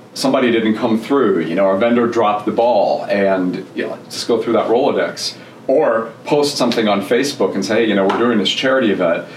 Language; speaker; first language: English; early bilingual, other home language; German